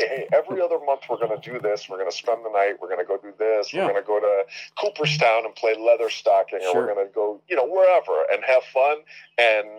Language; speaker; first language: English; native; English